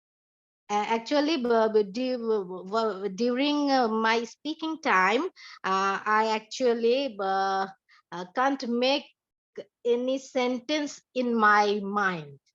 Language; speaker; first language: English; non-native, learner; Bangla